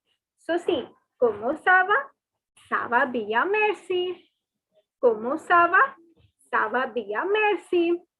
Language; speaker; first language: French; non-native, learner; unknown